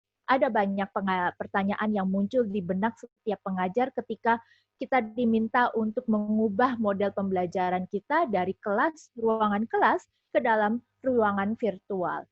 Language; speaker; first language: Indonesian; native; Indonesian